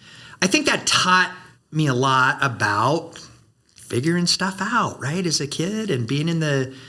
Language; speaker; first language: English; native; English